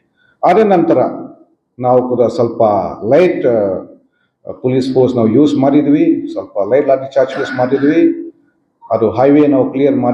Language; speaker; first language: Kannada; non-native, fluent; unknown